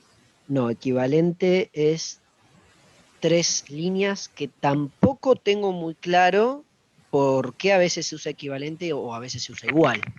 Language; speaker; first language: Spanish; native; Spanish